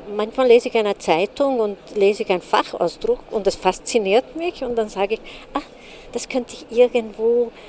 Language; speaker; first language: German; non-native, fluent; Hungarian